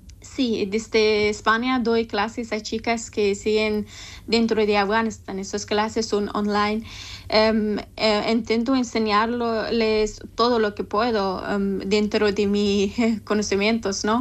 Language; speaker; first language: Spanish; non-native, learner; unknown